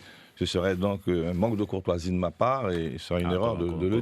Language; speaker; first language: French; native; French